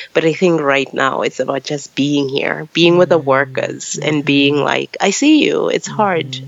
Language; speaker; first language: English; non-native, local second language; Tswana